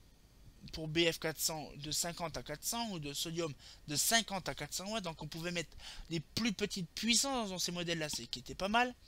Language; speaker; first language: French; native; French